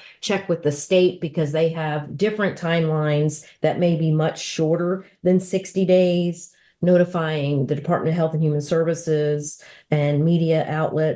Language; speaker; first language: English; native; English